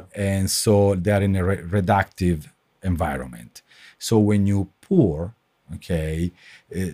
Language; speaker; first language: English; non-native, fluent; Italian